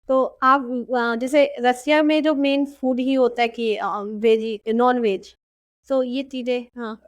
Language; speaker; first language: Hindi; native; Hindi